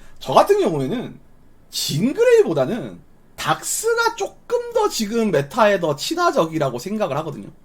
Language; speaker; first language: Korean; native; Korean